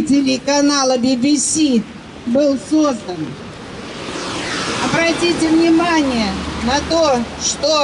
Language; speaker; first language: Russian; native; Russian